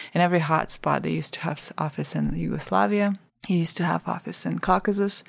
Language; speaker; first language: English; non-native, fluent; Russian